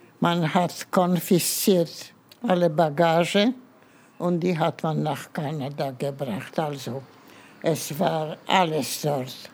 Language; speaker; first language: German; non-native, fluent; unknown